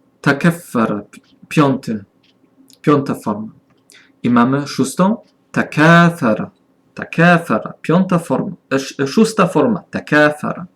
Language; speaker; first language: Polish; non-native, learner; German